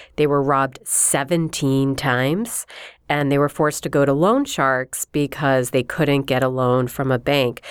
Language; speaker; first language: English; native; English